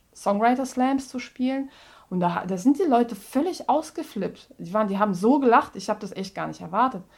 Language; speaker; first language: German; non-native, fluent; Russian